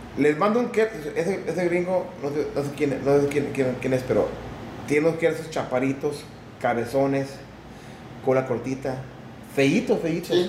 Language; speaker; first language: Spanish; early bilingual, heritage; Spanish